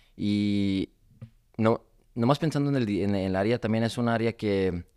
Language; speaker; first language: Spanish; early bilingual, heritage; Spanish